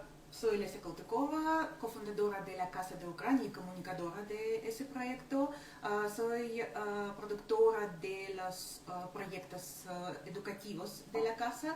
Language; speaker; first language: Spanish; non-native, fluent; Ukrainian